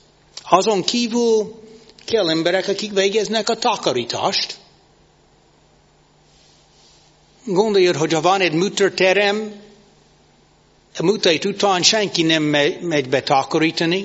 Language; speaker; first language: Hungarian; non-native, fluent; English